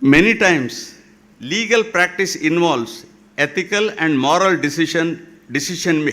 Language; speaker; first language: English; non-native, local second language; Kannada